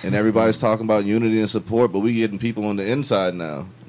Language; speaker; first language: English; native; English